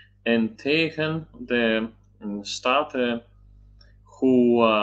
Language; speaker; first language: Dutch; non-native, learner; Polish